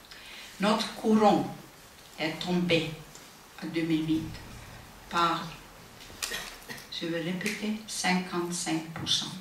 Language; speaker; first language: French; non-native, fluent; Icelandic